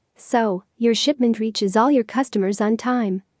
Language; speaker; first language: English; non-native, learner; Arabic